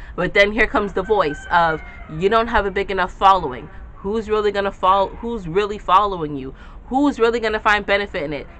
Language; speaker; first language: English; native; English